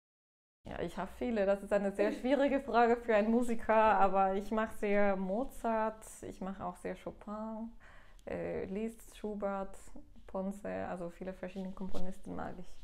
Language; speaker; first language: German; non-native, fluent; Spanish